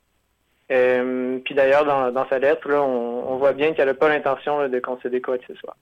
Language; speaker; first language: French; native; French